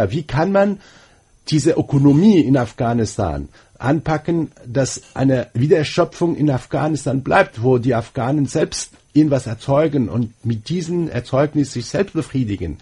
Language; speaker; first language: German; non-native, fluent; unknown